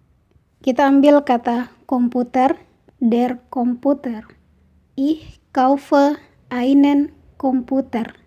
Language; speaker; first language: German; non-native, fluent; Indonesian